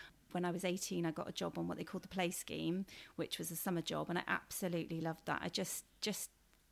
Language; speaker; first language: English; native; English